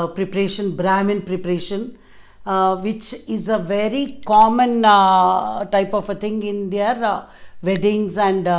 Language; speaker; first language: English; non-native, local second language; Kannada